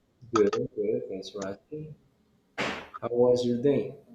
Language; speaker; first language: English; non-native, fluent; Spanish